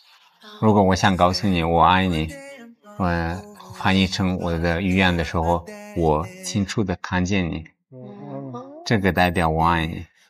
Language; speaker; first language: Chinese; non-native, fluent; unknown